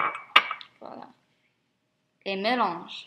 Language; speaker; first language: French; non-native, learner; English